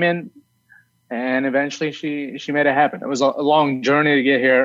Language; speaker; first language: English; early bilingual, other home language; Arabic